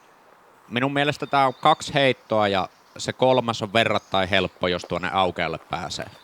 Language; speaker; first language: Finnish; native; Finnish